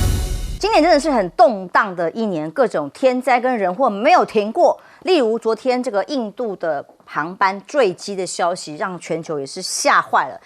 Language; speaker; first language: Chinese; native; Chinese